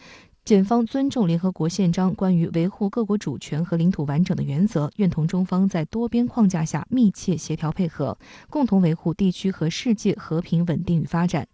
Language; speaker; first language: Chinese; native; Chinese